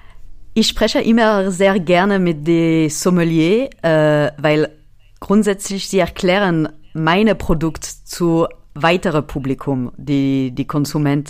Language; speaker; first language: German; non-native, fluent; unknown